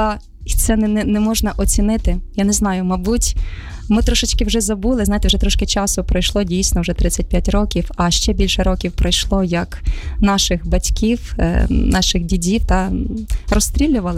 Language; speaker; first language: Ukrainian; native; Ukrainian